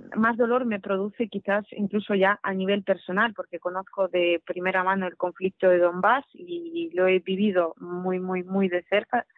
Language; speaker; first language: Spanish; non-native, fluent; Russian